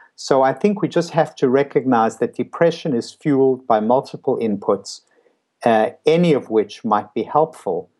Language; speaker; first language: English; native; English